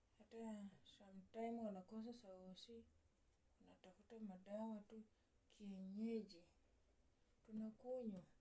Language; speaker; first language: Swahili; native; Swahili